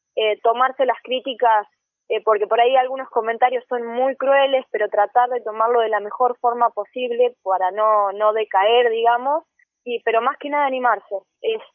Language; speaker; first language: Spanish; native; Spanish